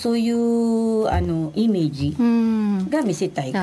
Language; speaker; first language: Japanese; non-native, fluent; Filipino